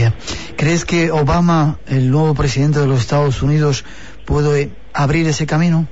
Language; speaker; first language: Spanish; native; Spanish